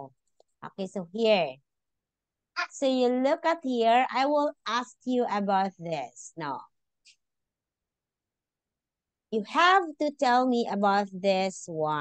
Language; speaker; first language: English; non-native, local second language; Filipino